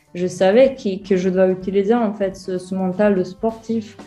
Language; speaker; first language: French; non-native, learner; Croatian